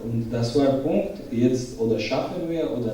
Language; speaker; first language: German; non-native, learner; Georgian